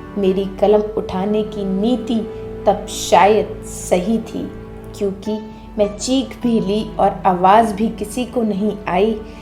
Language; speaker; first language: Hindi; native; Hindi